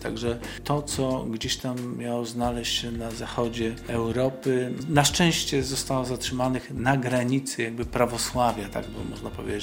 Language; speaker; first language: Polish; native; Polish